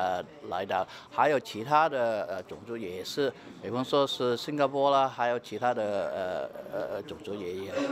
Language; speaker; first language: Chinese; early bilingual, heritage; Chinese